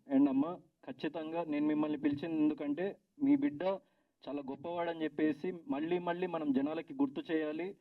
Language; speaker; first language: Telugu; native; Telugu